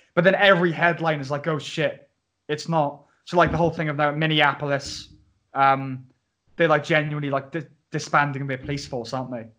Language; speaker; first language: English; native; English